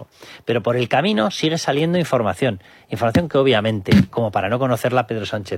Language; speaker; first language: Spanish; native; Spanish